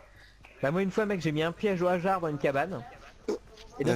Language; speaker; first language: French; native; French